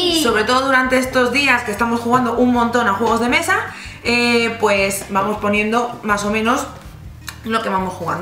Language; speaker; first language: Spanish; native; Spanish